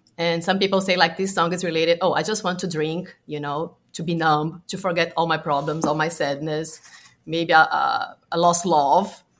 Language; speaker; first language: English; non-native, fluent; Portuguese